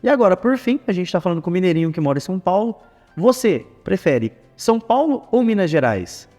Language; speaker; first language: Portuguese; native; Portuguese